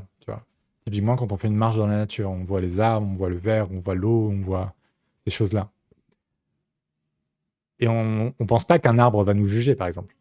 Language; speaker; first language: French; native; French